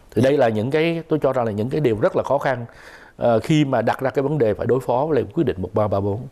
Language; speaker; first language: Vietnamese; native; Vietnamese